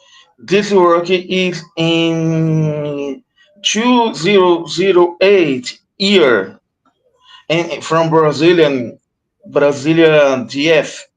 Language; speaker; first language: English; non-native, learner; Portuguese